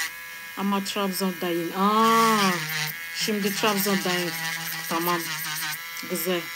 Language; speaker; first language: Turkish; non-native, learner; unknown